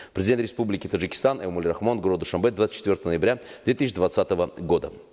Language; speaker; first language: Russian; non-native, local second language; Tajik